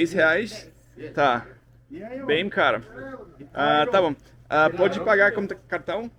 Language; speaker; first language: Portuguese; non-native, learner; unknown